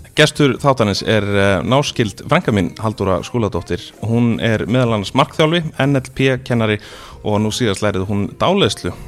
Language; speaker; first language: Icelandic; native; Icelandic